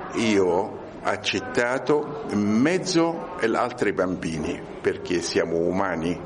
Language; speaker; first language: Italian; non-native, learner; Arabic